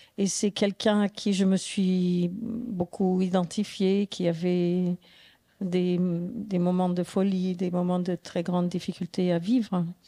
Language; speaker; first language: French; non-native, fluent; English